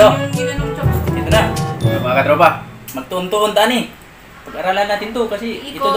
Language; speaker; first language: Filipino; non-native, local second language; Cebuano